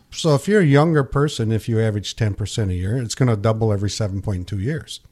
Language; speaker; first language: English; native; English